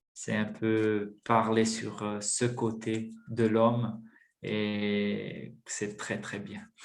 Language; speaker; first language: French; non-native, fluent; Portuguese